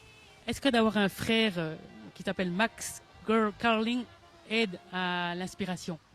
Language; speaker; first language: French; native; French